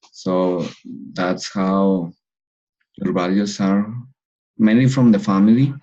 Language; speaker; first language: English; non-native, learner; Spanish